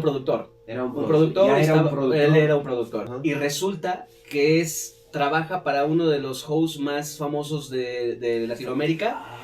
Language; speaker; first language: Spanish; native; Spanish